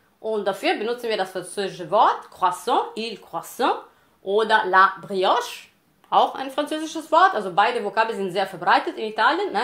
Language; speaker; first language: German; non-native, fluent; Italian